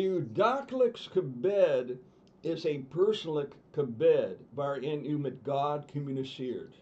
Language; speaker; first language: Dutch; non-native, fluent; English